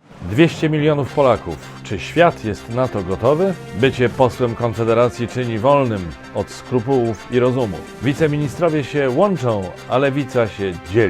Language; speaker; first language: Polish; native; Polish